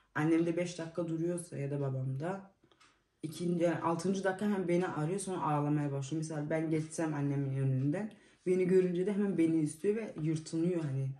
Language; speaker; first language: Turkish; early bilingual, heritage; Turkish